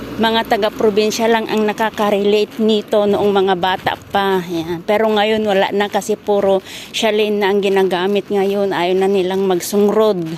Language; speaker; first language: Filipino; non-native, local second language; Iloko